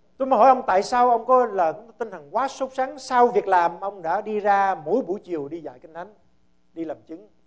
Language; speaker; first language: Vietnamese; early bilingual, heritage; Vietnamese